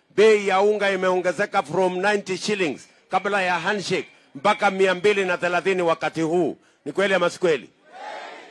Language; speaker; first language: Swahili; non-native, local second language; Kalenjin